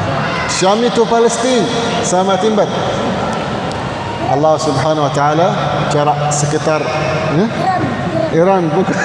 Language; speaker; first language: Indonesian; non-native, learner; Arabic